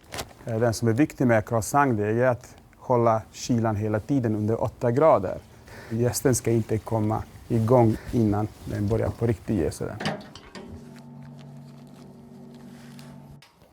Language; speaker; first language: Swedish; non-native, fluent; Bosnian